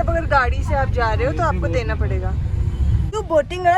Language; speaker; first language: Hindi; native; Hindi